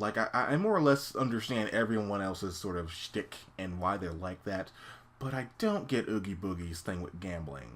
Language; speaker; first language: English; native; English